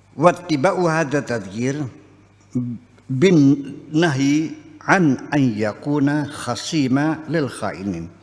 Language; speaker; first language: Arabic; non-native, fluent; Javanese